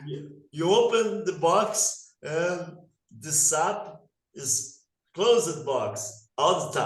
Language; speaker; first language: English; non-native, learner; Portuguese